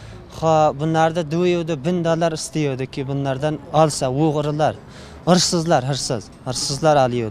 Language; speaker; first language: Turkish; non-native, learner; Uzbek